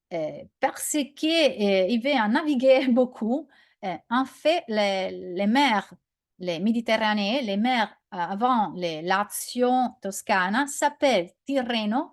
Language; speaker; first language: French; non-native, learner; Italian